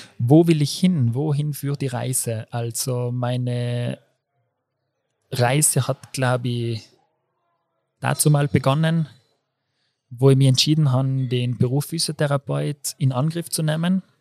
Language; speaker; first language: German; native; German